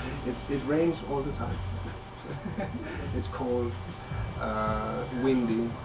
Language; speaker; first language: English; non-native, fluent; Danish